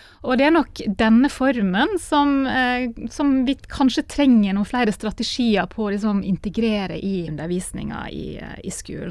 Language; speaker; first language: Norwegian; native; Norwegian